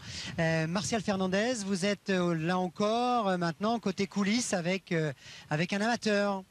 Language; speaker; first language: French; native; French